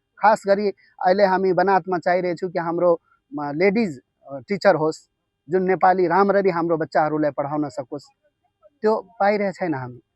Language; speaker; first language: Nepali; non-native, local second language; Urdu